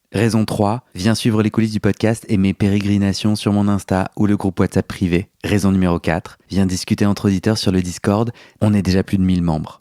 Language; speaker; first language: French; native; French